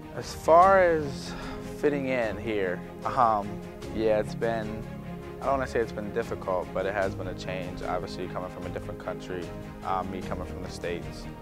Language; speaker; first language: English; native; English